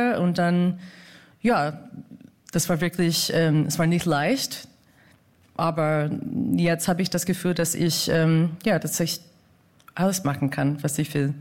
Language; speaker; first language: German; non-native, fluent; English